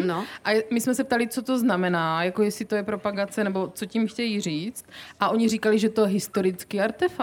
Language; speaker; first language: Czech; native; Czech